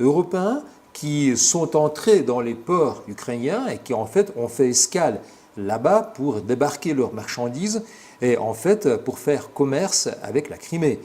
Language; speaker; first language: French; non-native, fluent; Russian